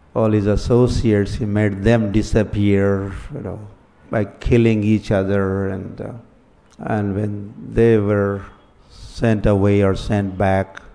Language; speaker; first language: English; non-native, local second language; Marathi